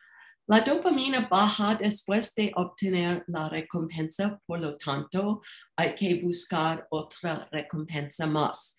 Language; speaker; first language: Spanish; non-native, fluent; English